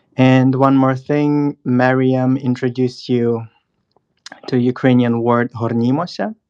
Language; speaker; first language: English; non-native, fluent; Russian